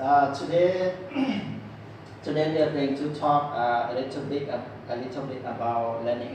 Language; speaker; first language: English; non-native, learner; Lao